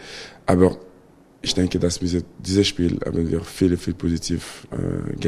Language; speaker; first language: German; non-native, local second language; French